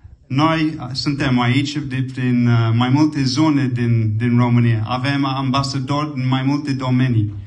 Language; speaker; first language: Romanian; non-native, fluent; English